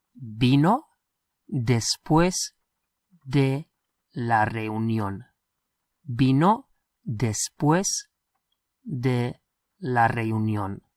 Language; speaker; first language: Spanish; non-native, fluent; English